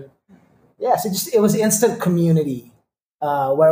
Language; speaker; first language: English; non-native, local second language; Filipino